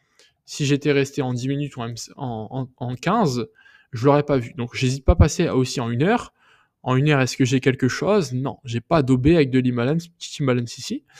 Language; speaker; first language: French; native; French